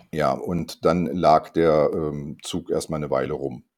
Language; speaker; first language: German; non-native, fluent; Korean